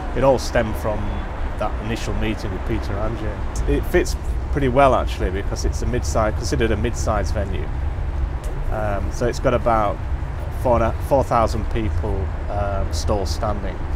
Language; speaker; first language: English; native; English